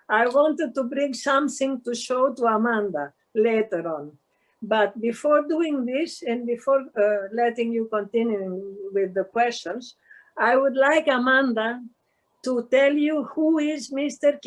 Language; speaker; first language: English; non-native, fluent; Greek